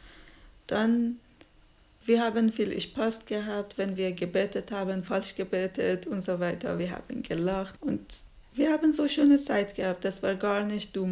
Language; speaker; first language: German; non-native, learner; Persian